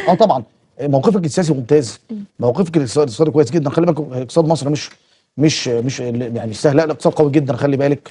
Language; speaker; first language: Arabic; native; Arabic